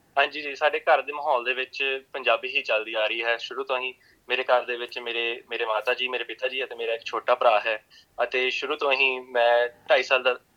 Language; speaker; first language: Punjabi; early bilingual, heritage; Punjabi